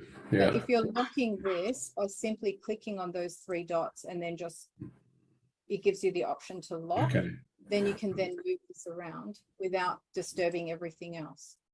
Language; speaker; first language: English; native; English